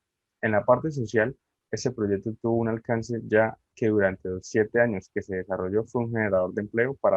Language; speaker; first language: Spanish; native; Spanish